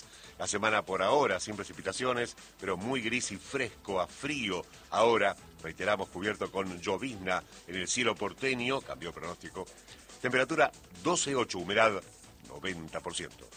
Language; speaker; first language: Spanish; native; Spanish